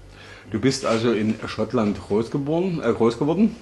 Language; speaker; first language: German; native; German